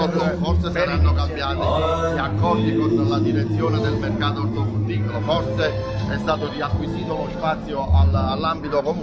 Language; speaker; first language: Italian; native; Italian